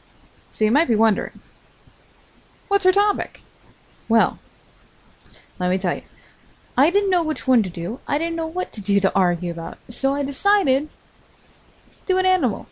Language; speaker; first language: English; native; English